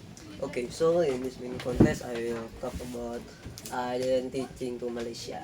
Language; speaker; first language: English; non-native, learner; Indonesian